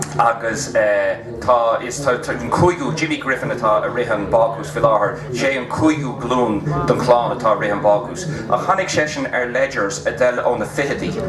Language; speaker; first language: Irish; native; Irish